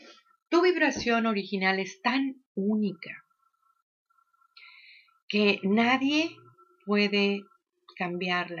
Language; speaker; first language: Spanish; native; Spanish